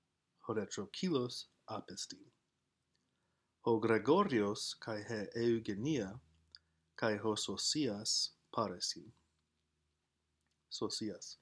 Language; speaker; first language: Greek; non-native, fluent; English